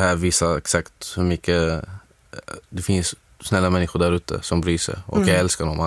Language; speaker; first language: Swedish; non-native, fluent; Arabic